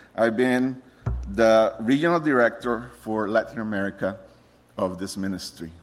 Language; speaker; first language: English; non-native, fluent; Spanish